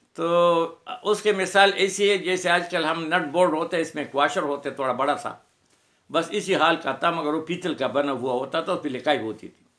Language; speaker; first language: Urdu; non-native, local second language; Pashto